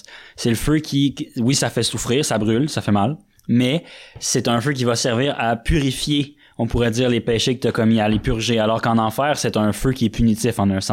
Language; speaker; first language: French; native; French